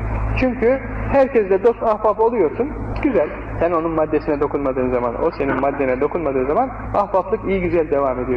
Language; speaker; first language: Turkish; native; Turkish